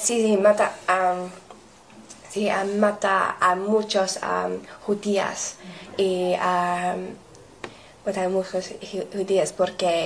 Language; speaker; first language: Spanish; non-native, learner; English